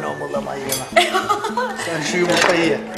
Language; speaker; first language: Turkish; native; Turkish